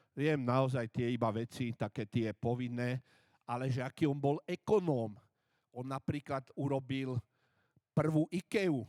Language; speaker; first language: Slovak; native; Slovak